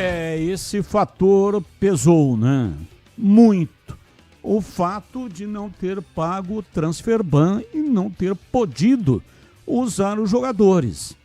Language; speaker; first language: Portuguese; native; Portuguese